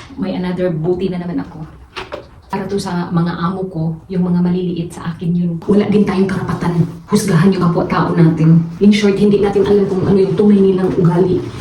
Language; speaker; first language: Filipino; non-native, local second language; Cebuano